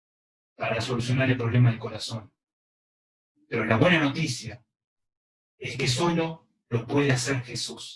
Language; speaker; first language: Spanish; early bilingual, other home language; Korean